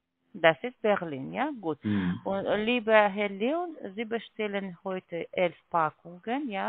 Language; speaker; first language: German; non-native, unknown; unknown